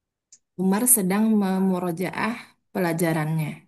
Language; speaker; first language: Indonesian; native; Indonesian